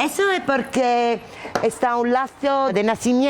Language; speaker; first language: Spanish; non-native, learner; Italian